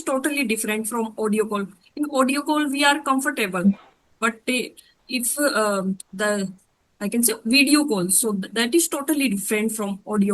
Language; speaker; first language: English; non-native, learner; Hindi